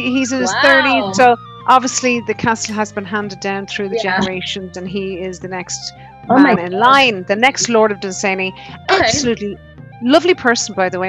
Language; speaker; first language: English; native; English